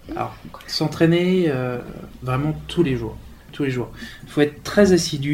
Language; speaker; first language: French; native; French